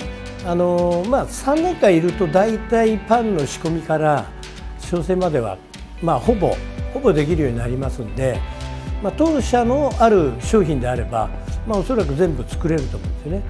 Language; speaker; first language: Japanese; native; Japanese